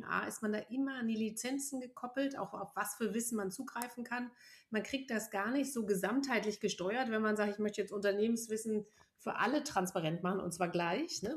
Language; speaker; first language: German; native; German